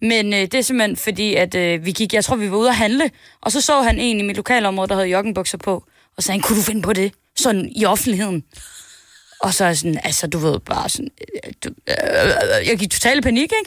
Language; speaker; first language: Danish; native; Danish